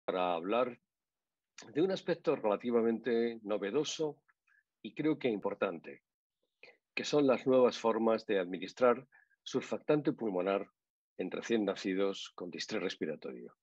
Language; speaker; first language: Spanish; native; Spanish